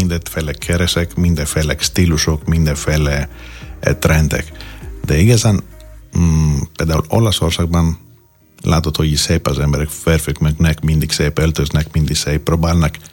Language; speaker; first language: Hungarian; non-native, learner; Greek